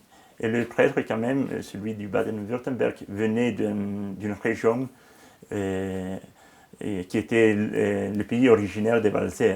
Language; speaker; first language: French; non-native, local second language; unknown